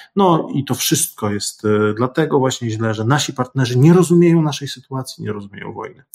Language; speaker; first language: Polish; native; Polish